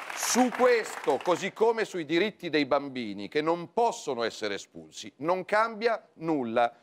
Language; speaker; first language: Italian; native; Italian